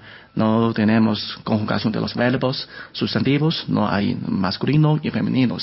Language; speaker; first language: Spanish; non-native, learner; Chinese